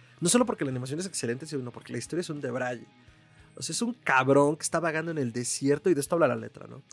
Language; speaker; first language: Spanish; native; Spanish